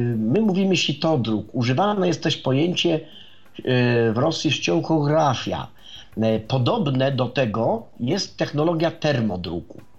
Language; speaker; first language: Polish; native; Polish